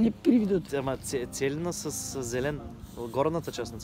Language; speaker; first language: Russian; non-native, learner; Bulgarian